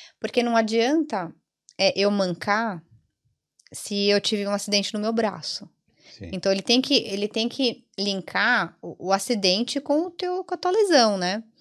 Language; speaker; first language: Portuguese; early bilingual, other home language; Italian